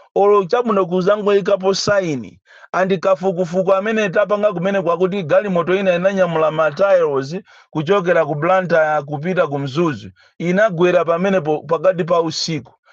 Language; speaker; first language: Nyanja; native; Nyanja